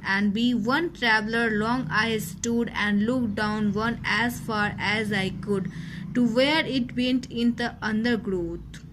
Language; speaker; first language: English; non-native, local second language; Hindi